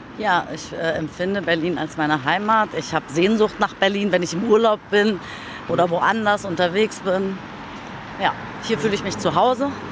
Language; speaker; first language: German; early bilingual, other home language; Turkish